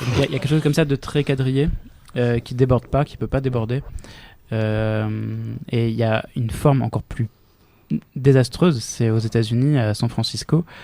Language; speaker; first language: French; native; French